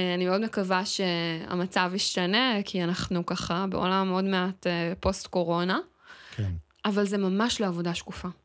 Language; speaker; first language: Hebrew; native; Hebrew